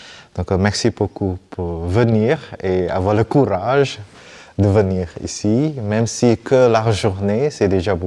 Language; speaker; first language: French; non-native, fluent; Vietnamese